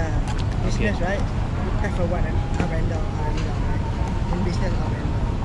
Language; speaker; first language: English; non-native, learner; Malay